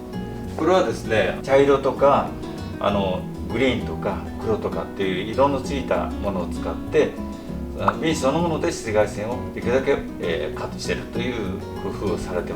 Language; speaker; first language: Japanese; native; Japanese